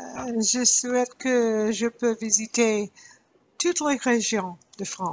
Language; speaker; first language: French; non-native, learner; English